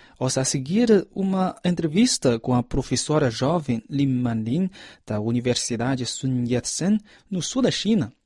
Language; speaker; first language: Portuguese; non-native, fluent; Chinese